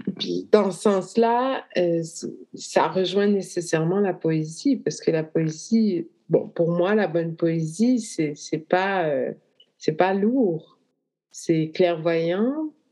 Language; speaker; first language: French; native; French